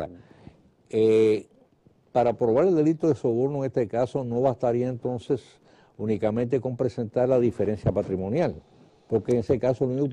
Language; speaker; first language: Spanish; native; Spanish